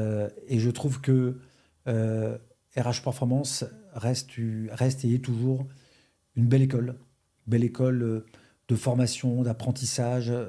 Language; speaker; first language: French; native; French